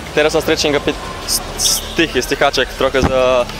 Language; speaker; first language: Polish; non-native, learner; Bulgarian